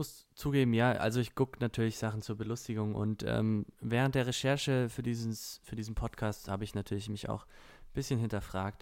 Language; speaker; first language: German; native; German